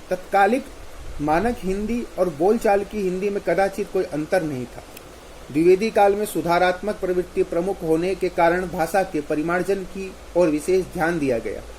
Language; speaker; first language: Hindi; native; Hindi